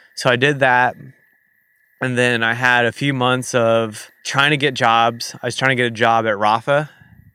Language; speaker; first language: English; native; English